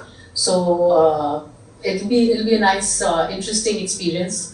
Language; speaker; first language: English; non-native, local second language; Hindi